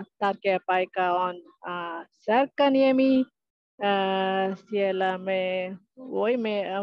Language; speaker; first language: Finnish; non-native, learner; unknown